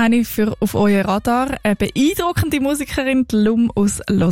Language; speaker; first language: German; native; German